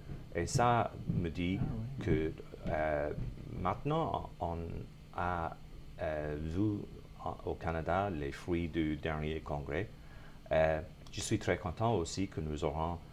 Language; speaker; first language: French; non-native, fluent; English